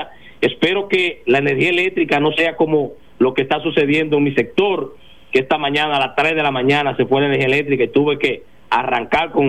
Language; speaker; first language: Spanish; native; Spanish